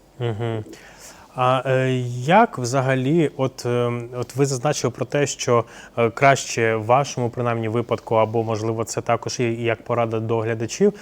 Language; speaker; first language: Ukrainian; native; Ukrainian